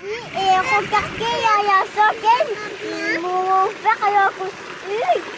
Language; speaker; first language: French; native; French